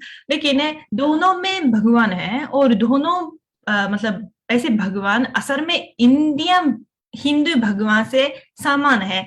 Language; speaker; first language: Hindi; non-native, fluent; Japanese